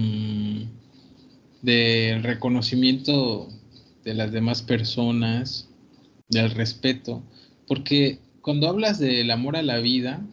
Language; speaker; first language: Spanish; native; Spanish